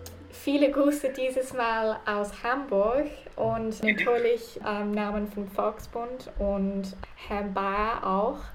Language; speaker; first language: German; non-native, fluent; English